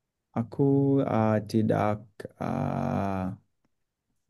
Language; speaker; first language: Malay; non-native, learner; English